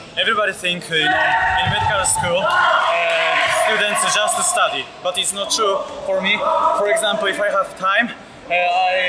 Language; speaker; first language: English; non-native, learner; Polish